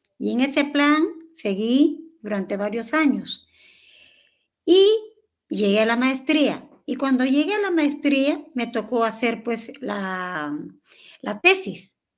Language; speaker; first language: Spanish; native; Spanish